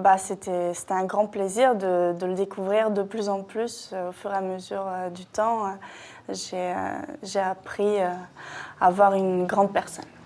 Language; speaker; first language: French; non-native, fluent; Russian